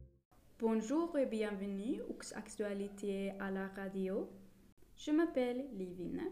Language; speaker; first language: French; non-native, learner; Swedish